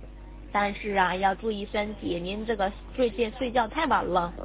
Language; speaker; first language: Chinese; native; Chinese